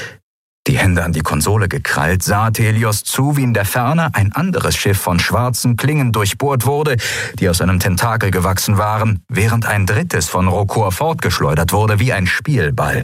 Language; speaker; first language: German; native; German